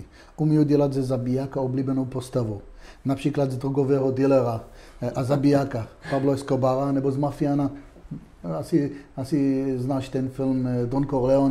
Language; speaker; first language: Czech; non-native, fluent; Hebrew